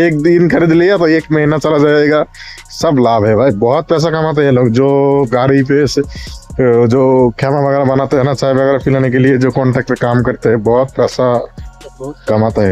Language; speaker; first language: Hindi; non-native, local second language; Bangla